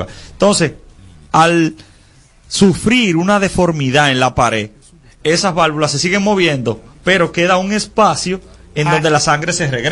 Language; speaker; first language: Spanish; native; Spanish